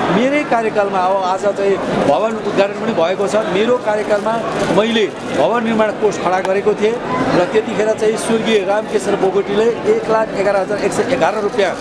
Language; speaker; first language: Nepali; native; Nepali